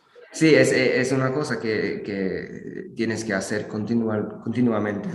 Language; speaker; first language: Spanish; non-native, learner; English